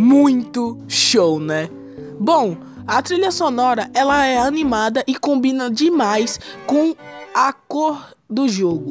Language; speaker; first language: Portuguese; native; Portuguese